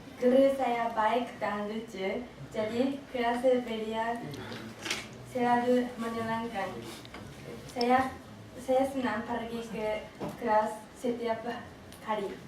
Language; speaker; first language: Indonesian; non-native, learner; Japanese